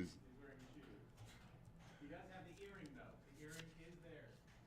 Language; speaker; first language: English; native; English